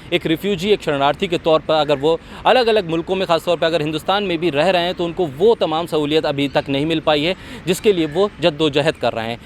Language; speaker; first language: Hindi; native; Hindi